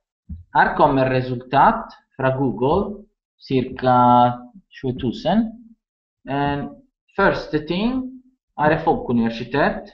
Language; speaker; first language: Norwegian; non-native, learner; Italian